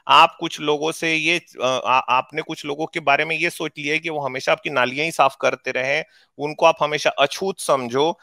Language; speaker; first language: Hindi; native; Hindi